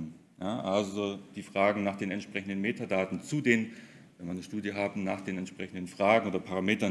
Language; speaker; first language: German; native; German